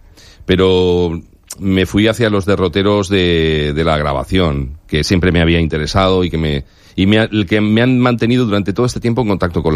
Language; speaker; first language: Spanish; native; Spanish